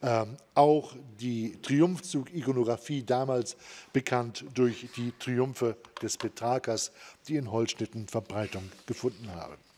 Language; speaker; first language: German; native; German